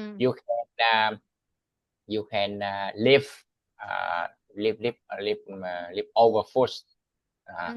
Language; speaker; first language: English; non-native, learner; Vietnamese